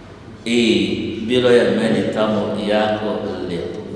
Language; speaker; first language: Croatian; non-native, learner; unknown